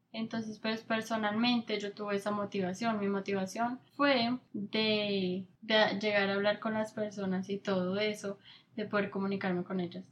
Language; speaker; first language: Spanish; native; Spanish